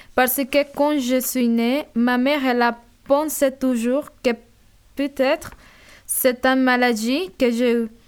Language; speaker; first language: French; early bilingual, other home language; Spanish